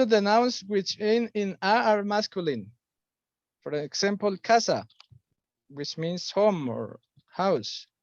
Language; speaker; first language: English; non-native, fluent; Spanish